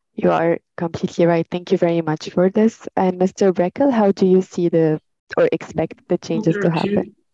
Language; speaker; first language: English; non-native, fluent; Arabic